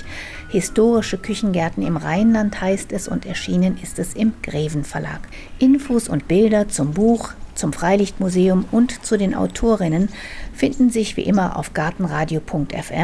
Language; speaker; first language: German; native; German